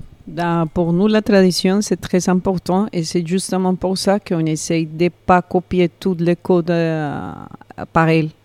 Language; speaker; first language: French; non-native, fluent; Spanish